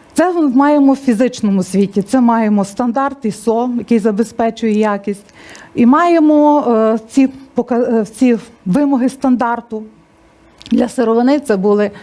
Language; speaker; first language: Ukrainian; native; Ukrainian